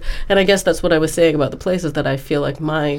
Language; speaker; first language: English; native; English